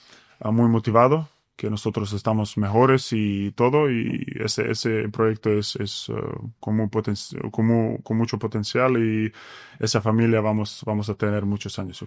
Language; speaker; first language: Spanish; non-native, fluent; Bosnian